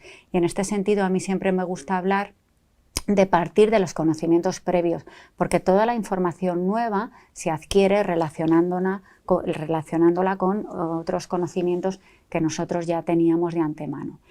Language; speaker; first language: Spanish; native; Spanish